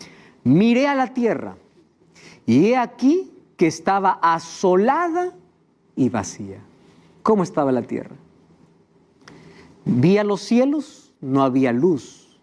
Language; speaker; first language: Spanish; native; Spanish